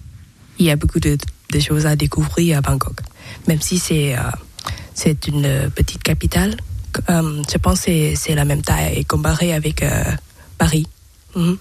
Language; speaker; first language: French; non-native, learner; Thai